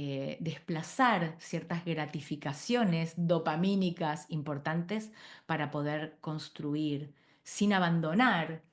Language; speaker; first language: Spanish; native; Spanish